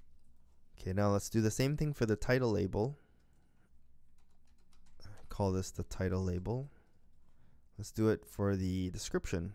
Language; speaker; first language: English; native; English